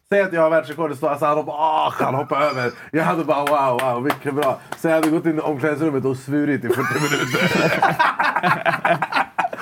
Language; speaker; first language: Swedish; native; Swedish